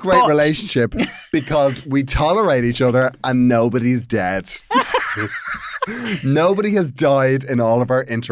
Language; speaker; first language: English; native; English